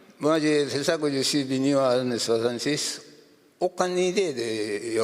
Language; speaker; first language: French; non-native, learner; Japanese